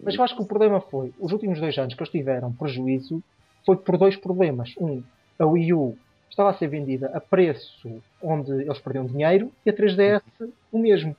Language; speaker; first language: Portuguese; native; Portuguese